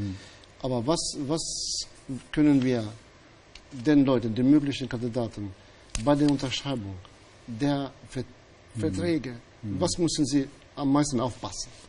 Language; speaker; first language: German; non-native, fluent; Albanian